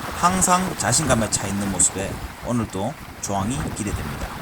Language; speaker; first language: Korean; native; Korean